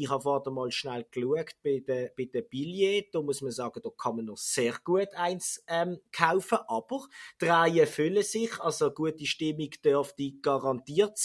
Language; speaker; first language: German; native; German